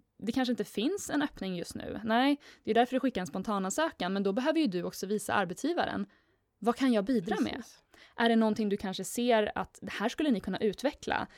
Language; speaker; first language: Swedish; native; Swedish